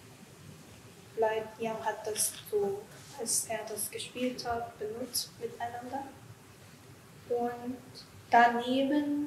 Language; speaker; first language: German; non-native, learner; Japanese